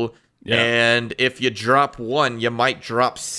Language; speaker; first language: English; native; English